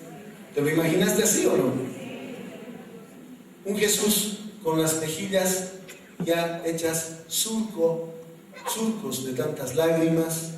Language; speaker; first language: Spanish; native; Spanish